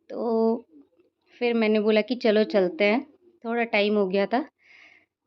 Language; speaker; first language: Hindi; native; Hindi